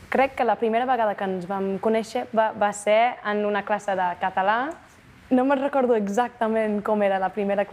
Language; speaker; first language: Catalan; non-native, fluent; English